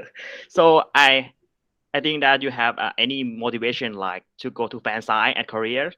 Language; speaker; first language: English; non-native, learner; Thai